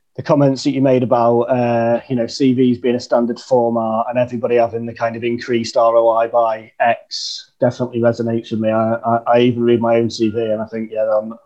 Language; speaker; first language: English; native; English